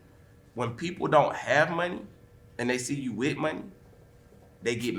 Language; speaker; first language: English; native; English